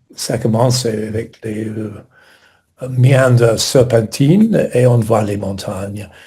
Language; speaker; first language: French; non-native, fluent; English